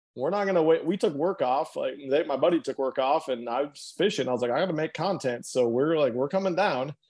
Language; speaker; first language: English; native; English